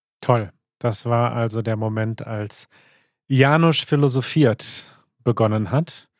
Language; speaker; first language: German; native; German